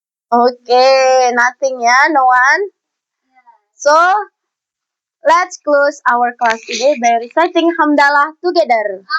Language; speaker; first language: English; non-native, learner; Indonesian